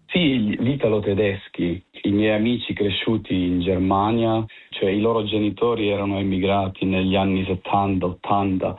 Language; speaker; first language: Italian; early bilingual, heritage; Italian